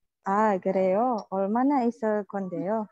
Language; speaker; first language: Korean; non-native, learner; Indonesian